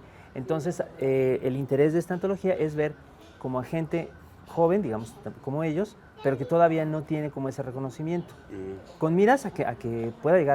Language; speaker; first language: Spanish; native; Spanish